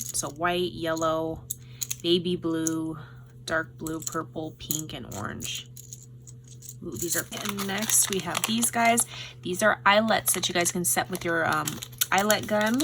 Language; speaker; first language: English; native; English